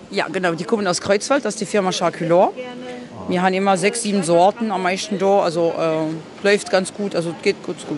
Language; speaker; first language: German; non-native, fluent; French